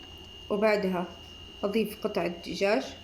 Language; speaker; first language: Arabic; native; Arabic